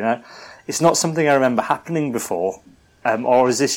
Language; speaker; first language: English; native; English